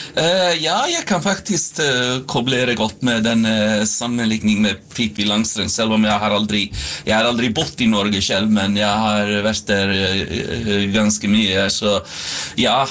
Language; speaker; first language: Swedish; non-native, fluent; Icelandic